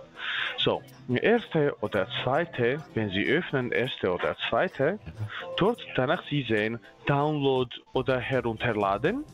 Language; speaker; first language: German; non-native, learner; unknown